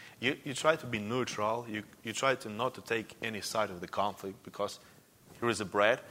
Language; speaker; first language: English; non-native, fluent; Russian